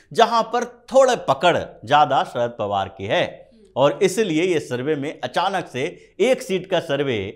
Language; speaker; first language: Hindi; native; Hindi